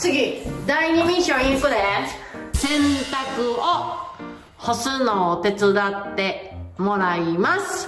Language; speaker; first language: Japanese; native; Japanese